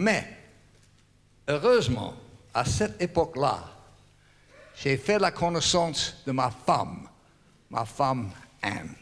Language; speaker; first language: French; non-native, learner; English